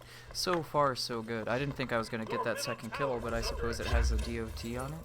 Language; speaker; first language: English; native; English